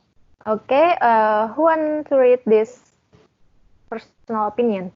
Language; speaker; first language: English; non-native, learner; Indonesian